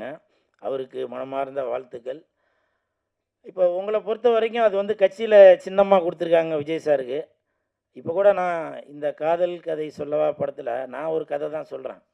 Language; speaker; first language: Tamil; native; Tamil